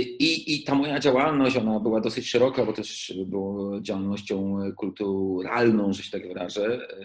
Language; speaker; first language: Polish; early bilingual, heritage; Polish